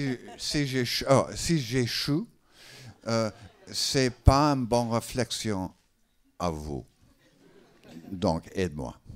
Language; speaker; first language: French; non-native, learner; English